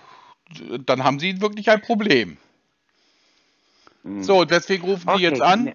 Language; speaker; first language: German; native; German